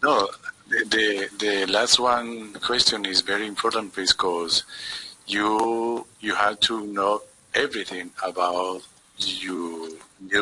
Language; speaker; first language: English; non-native, learner; Spanish